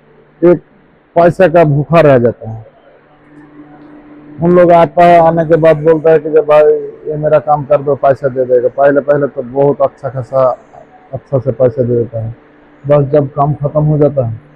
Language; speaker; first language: Hindi; non-native, fluent; Bangla